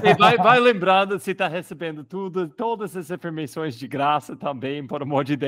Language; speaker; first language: Portuguese; non-native, fluent; English